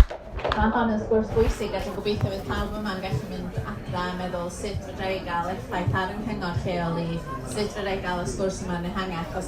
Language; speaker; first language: Welsh; native; Welsh